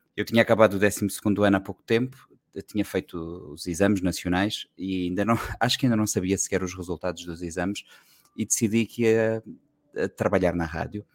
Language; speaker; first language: Portuguese; native; Portuguese